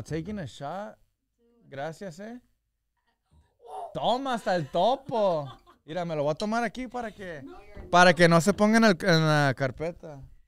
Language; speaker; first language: Spanish; early bilingual, heritage; Spanish